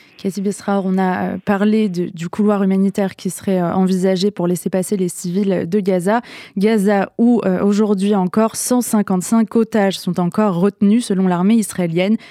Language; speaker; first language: French; native; French